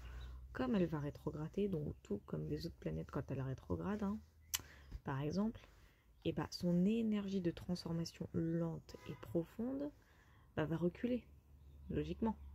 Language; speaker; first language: French; native; French